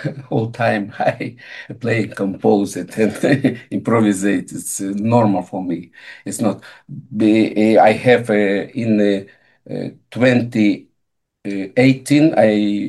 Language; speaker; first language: English; non-native, learner; Russian